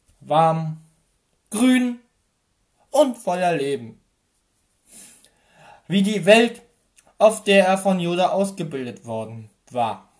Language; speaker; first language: German; native; German